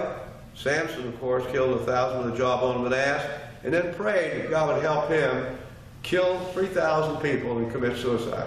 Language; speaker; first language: English; native; English